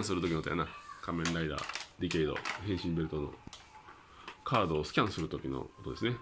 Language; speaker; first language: Japanese; native; Japanese